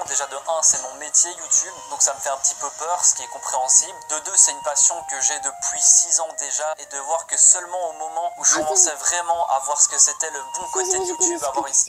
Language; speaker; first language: French; native; French